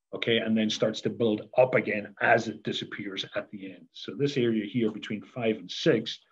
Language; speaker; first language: English; native; English